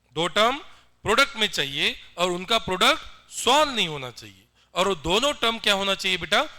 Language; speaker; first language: Hindi; non-native, local second language; Marathi